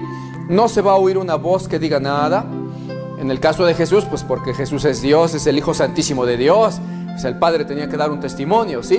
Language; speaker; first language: Spanish; native; Spanish